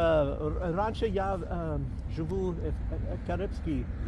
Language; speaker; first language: Russian; non-native, learner; English